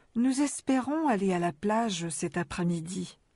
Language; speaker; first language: French; native; French